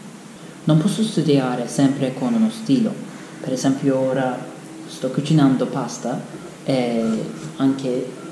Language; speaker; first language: Italian; non-native, learner; Turkish